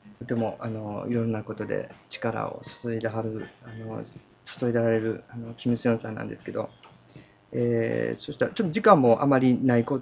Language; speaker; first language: Japanese; native; Japanese